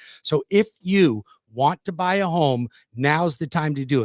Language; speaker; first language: English; native; English